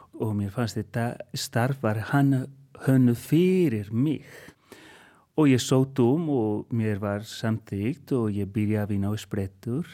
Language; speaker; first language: Icelandic; non-native, fluent; Spanish